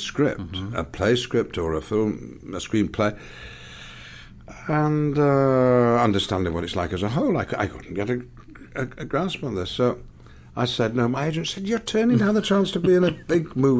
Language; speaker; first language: English; native; English